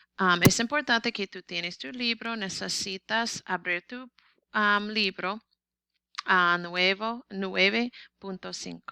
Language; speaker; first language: Spanish; non-native, learner; English